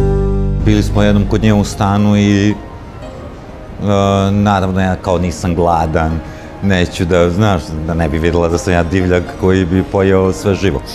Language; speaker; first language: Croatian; early bilingual, heritage; Croatian